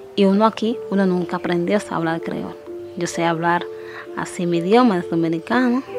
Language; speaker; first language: Spanish; native; Spanish